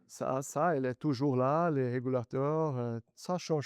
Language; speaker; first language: French; non-native, learner; Portuguese